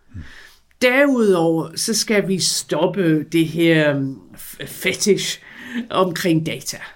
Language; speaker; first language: Danish; non-native, fluent; English